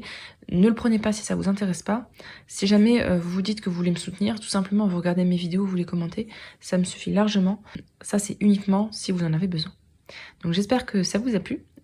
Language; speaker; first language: French; native; French